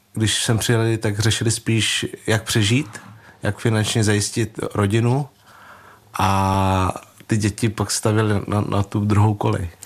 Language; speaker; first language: Czech; early bilingual, other home language; Vietnamese